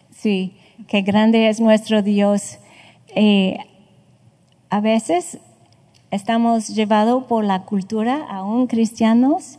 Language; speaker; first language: Spanish; non-native, fluent; English